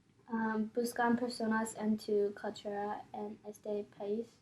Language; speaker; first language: Spanish; non-native, learner; English